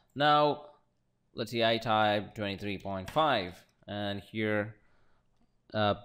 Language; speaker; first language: English; non-native, local second language; Malayalam